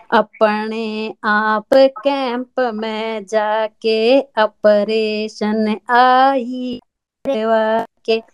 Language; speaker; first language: Hindi; native; Hindi